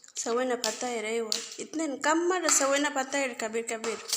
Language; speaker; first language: Arabic; non-native, learner; Bangla